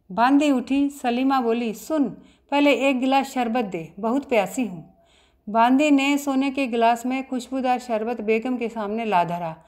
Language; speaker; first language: Hindi; native; Hindi